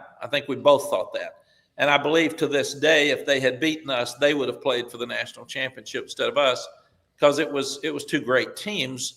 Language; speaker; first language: English; native; English